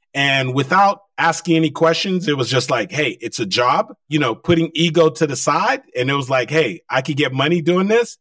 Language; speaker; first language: English; early bilingual, other home language; Haitian Creole